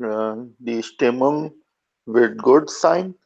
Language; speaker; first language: German; non-native, learner; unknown